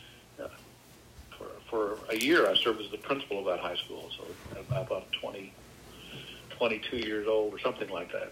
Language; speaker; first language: English; native; English